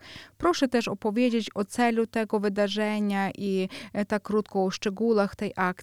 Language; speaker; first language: Ukrainian; non-native, learner; Polish